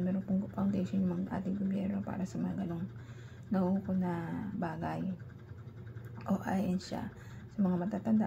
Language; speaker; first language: Filipino; native; Filipino